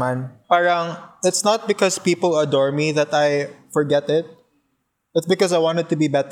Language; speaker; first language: English; non-native, local second language; Cebuano